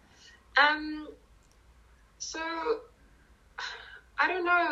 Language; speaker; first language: English; non-native, local second language; Afrikaans